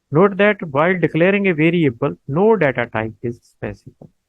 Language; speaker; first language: English; non-native, local second language; Punjabi